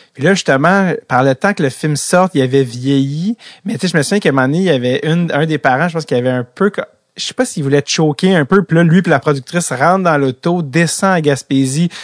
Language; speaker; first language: French; native; French